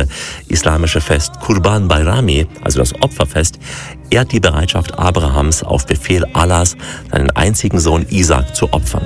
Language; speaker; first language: German; native; German